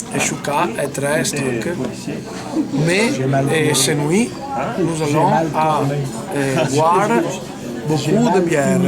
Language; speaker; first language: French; non-native, learner; Italian